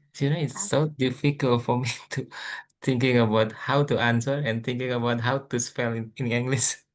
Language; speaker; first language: English; non-native, learner; Indonesian